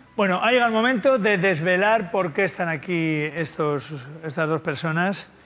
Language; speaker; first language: Spanish; native; Spanish